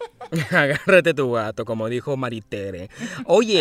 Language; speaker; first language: Spanish; early bilingual, heritage; Spanish